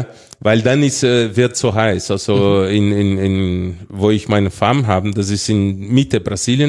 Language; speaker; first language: German; non-native, fluent; Portuguese